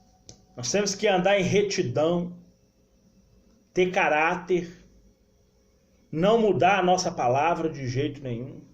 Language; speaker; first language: Portuguese; native; Portuguese